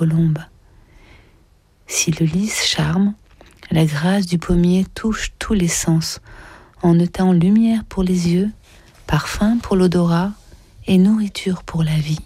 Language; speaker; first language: French; native; French